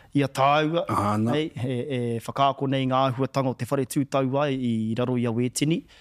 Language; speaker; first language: Māori; non-native, local second language; English